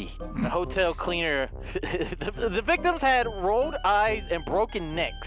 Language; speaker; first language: English; native; English